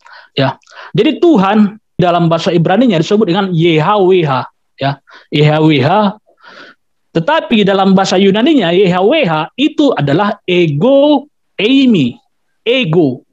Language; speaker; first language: Indonesian; native; Indonesian